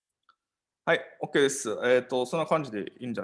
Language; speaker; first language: Japanese; non-native, fluent; Nepali